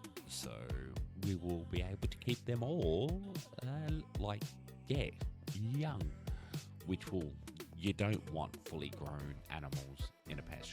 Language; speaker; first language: English; native; English